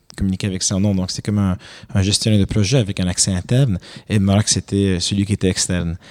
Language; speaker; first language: French; non-native, fluent; Romanian